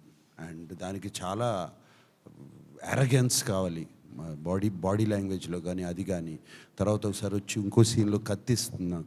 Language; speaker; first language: Telugu; native; Telugu